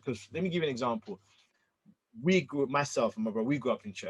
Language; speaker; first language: English; native; English